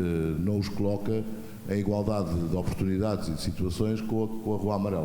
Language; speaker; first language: Portuguese; native; Portuguese